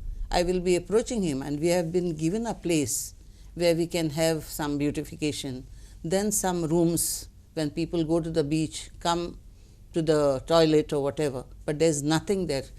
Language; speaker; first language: English; non-native, local second language; Konkani